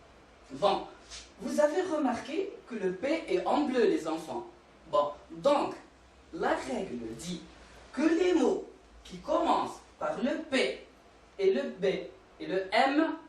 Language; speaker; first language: French; non-native, local second language; Arabic